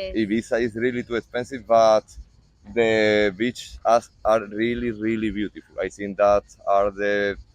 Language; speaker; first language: English; non-native, learner; Italian